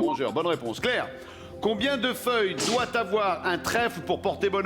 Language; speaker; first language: French; native; French